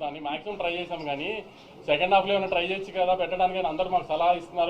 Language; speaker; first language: Telugu; native; Telugu